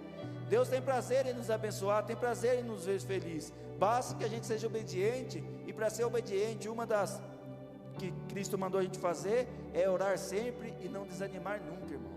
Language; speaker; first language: Portuguese; native; Portuguese